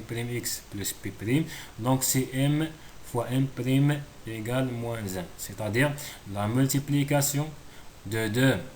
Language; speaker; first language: French; non-native, local second language; Arabic